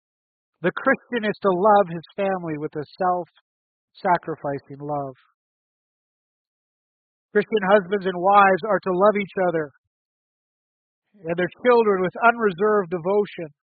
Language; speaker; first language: English; native; English